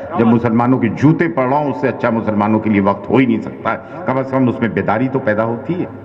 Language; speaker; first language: Urdu; native; Urdu